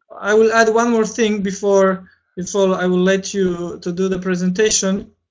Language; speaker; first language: English; non-native, learner; Polish